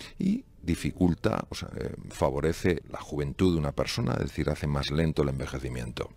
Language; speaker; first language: Spanish; native; Spanish